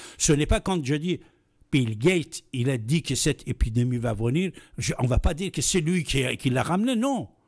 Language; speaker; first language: French; non-native, fluent; Persian